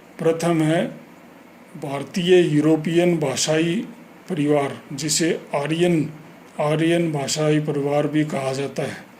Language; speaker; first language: Hindi; native; Hindi